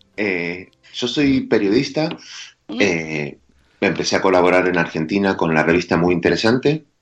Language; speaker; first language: Spanish; native; Spanish